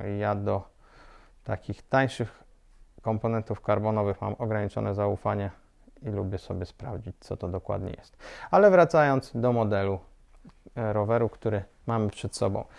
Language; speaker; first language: Polish; native; Polish